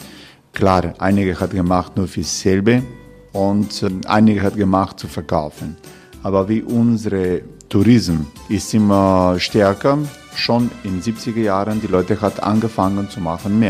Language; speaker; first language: German; non-native, learner; Croatian